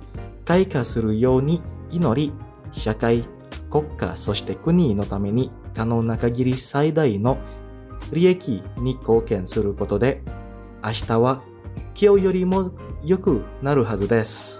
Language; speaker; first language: Japanese; non-native, fluent; Indonesian